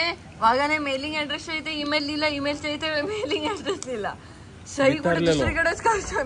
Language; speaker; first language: Marathi; native; Marathi